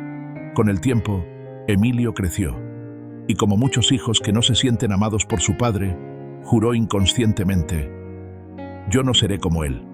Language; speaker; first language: Spanish; native; Spanish